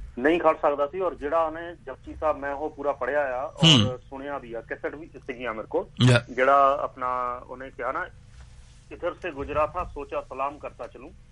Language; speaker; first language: Punjabi; non-native, local second language; Hindi